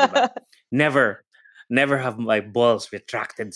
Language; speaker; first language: English; non-native, local second language; Cebuano